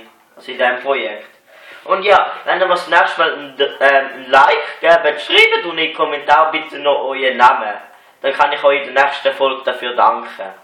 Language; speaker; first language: German; native; German